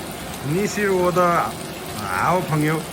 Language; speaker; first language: Chinese; non-native, learner; Nepali